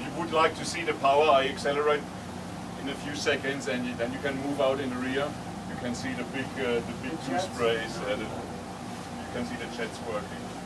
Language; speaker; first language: English; non-native, fluent; German